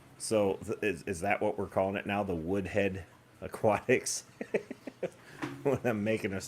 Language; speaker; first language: English; native; English